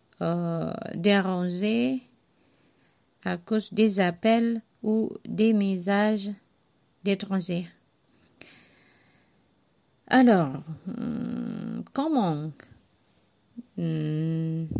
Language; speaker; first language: French; non-native, learner; Javanese